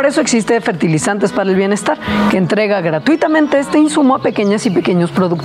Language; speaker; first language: Spanish; native; Spanish